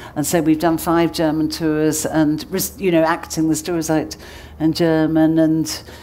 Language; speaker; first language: English; native; English